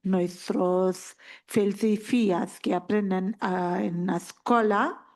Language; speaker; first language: Spanish; non-native, learner; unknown